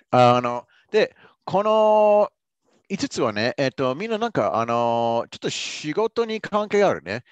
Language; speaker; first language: Japanese; non-native, fluent; English